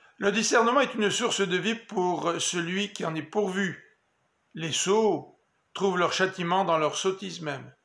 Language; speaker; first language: French; native; French